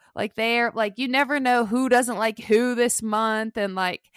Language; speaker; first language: English; early bilingual, other home language; Italian